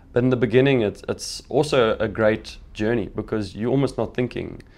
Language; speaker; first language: English; native; English